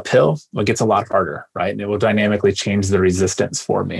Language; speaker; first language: English; native; English